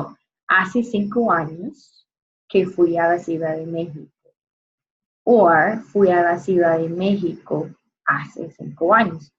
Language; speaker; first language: Spanish; non-native, fluent; English